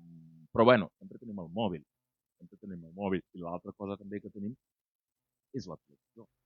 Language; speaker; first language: Catalan; non-native, fluent; Wolof